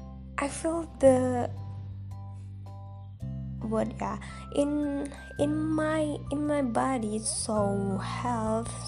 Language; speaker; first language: English; non-native, local second language; Indonesian